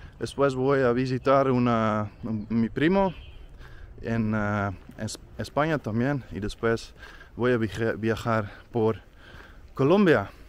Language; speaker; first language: Spanish; non-native, learner; Dutch